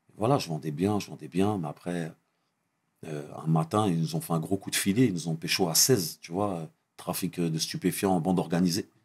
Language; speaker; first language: French; early bilingual, other home language; Arabic